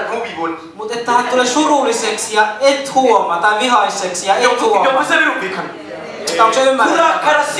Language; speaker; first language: Finnish; non-native, fluent; Kinyarwanda